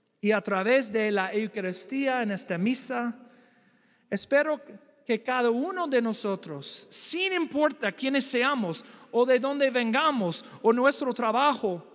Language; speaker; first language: Spanish; non-native, fluent; English